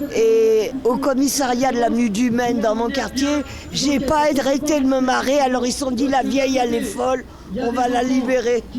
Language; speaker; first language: French; native; French